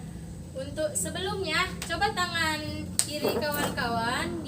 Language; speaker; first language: Indonesian; native; Indonesian